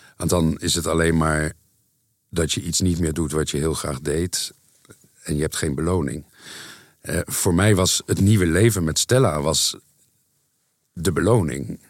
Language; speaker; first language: Dutch; native; Dutch